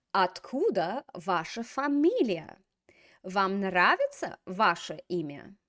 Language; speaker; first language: Russian; non-native, fluent; English